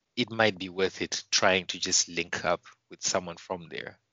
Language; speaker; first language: English; non-native, local second language; Shona